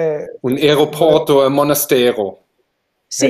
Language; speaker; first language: Italian; non-native, learner; German